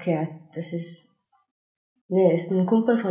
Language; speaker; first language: German; non-native, fluent; Indonesian